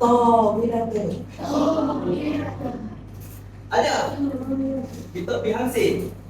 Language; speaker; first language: Arabic; non-native, learner; Malay